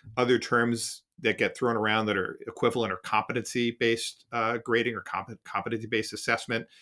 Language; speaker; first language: English; native; English